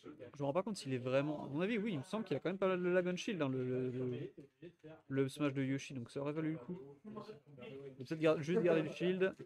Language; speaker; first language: French; native; French